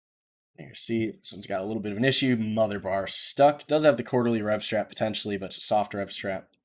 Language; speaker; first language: English; native; English